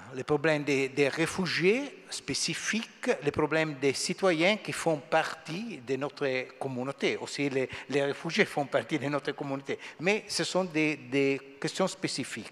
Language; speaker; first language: French; non-native, fluent; Italian